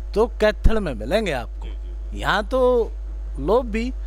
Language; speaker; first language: Hindi; native; Hindi